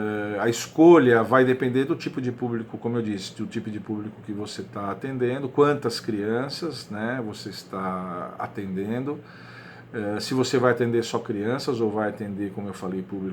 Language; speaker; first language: Portuguese; native; Portuguese